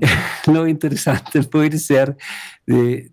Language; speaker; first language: Spanish; non-native, fluent; German